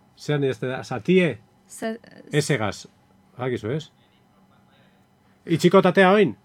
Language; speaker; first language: Basque; native; Basque